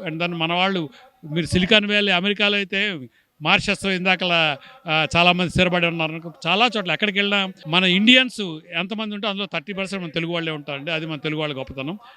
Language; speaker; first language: Telugu; native; Telugu